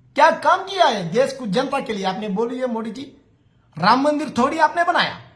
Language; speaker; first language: Hindi; non-native, local second language; Telugu